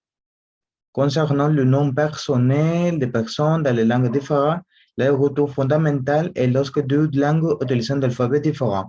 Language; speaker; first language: French; non-native, learner; Spanish